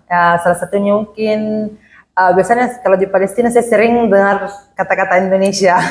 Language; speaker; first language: Indonesian; non-native, fluent; Arabic